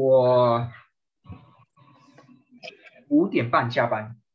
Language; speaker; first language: Chinese; non-native, learner; Indonesian